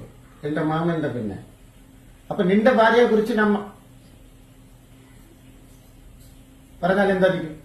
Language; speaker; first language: Malayalam; non-native, fluent; Tamil